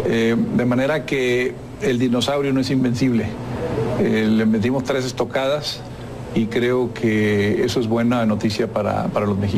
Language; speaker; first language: Spanish; native; Spanish